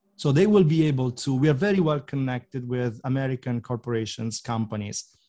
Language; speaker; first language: English; non-native, fluent; Italian